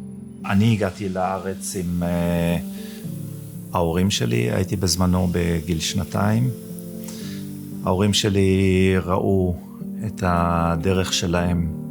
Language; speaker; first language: Hebrew; early bilingual, other home language; German